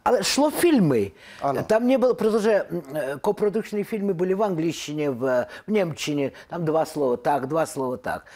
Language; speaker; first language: Czech; non-native, learner; Russian